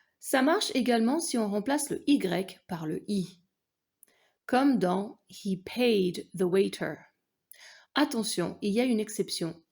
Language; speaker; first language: French; non-native, fluent; English